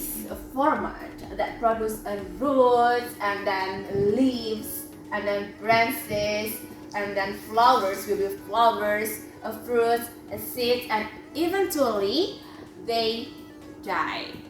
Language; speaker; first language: English; non-native, fluent; Indonesian